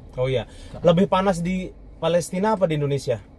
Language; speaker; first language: Indonesian; native; Indonesian